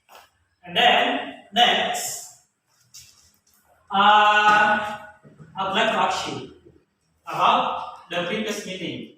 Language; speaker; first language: English; non-native, learner; Indonesian